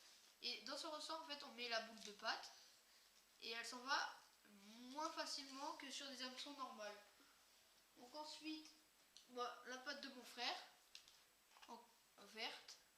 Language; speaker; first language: French; native; French